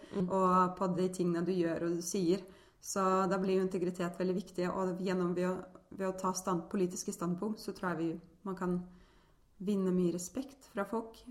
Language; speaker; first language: Norwegian; early bilingual, other home language; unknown